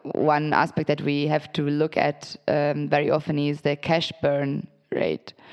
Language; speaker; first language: English; non-native, fluent; Italian